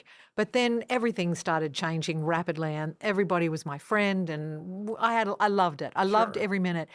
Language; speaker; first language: English; non-native, fluent; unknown